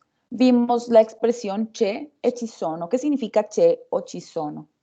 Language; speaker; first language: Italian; non-native, fluent; Spanish